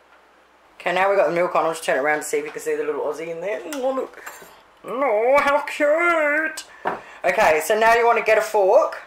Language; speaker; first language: English; native; English